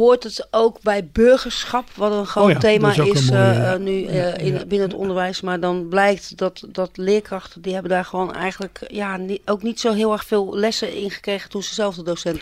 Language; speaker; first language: Dutch; native; Dutch